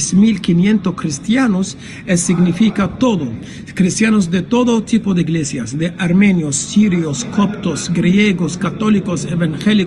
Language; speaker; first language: Spanish; non-native, fluent; Arabic